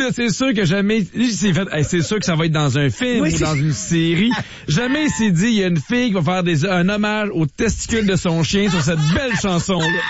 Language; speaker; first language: French; native; French